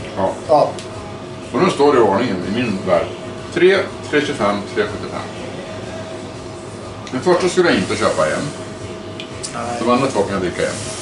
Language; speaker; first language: Swedish; native; Swedish